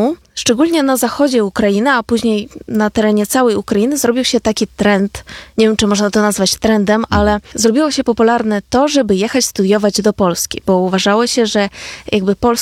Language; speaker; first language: Polish; non-native, fluent; Ukrainian